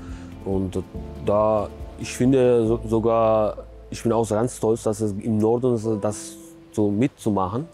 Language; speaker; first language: German; non-native, learner; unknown